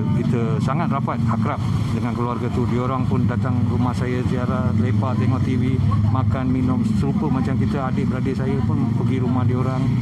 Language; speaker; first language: Malay; non-native, local second language; Tamil